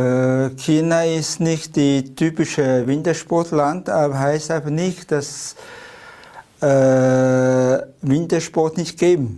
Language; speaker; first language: German; non-native, fluent; Chinese